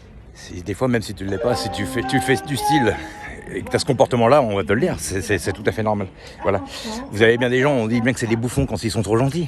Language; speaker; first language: French; native; French